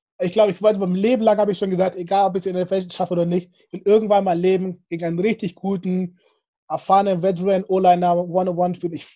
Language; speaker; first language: German; early bilingual, other home language; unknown